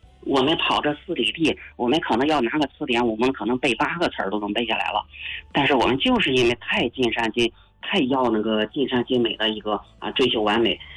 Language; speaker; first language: Chinese; native; Chinese